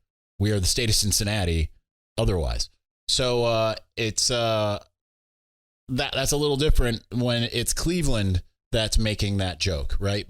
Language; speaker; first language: English; native; English